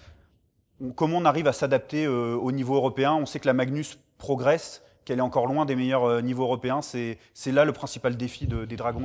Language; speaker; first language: French; native; French